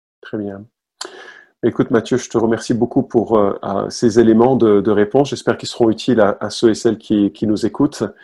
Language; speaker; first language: French; native; French